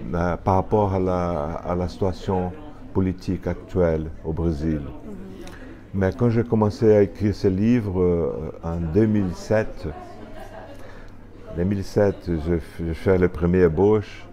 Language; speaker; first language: French; non-native, fluent; Portuguese